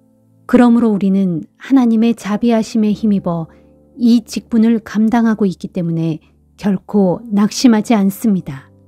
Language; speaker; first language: Korean; native; Korean